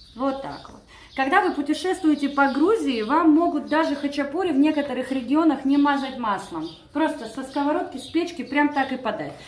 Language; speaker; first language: Russian; non-native, local second language; Georgian